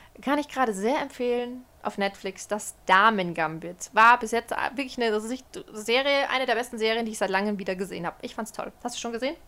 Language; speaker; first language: German; early bilingual, other home language; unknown